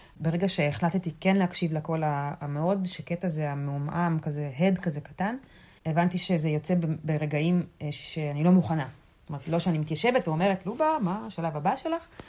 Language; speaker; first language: Hebrew; early bilingual, other home language; Russian